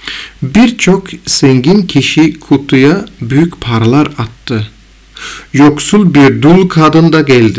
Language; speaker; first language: Turkish; non-native, fluent; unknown